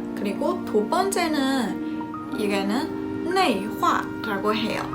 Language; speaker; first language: Korean; non-native, fluent; Chinese